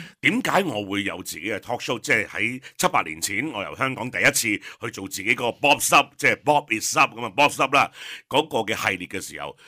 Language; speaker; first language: Cantonese; native; Cantonese